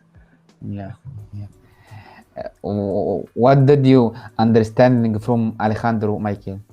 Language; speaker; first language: English; non-native, learner; Arabic